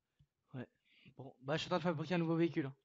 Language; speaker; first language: French; native; French